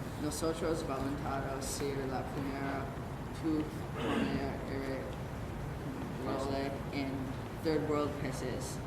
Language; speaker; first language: Spanish; non-native, learner; English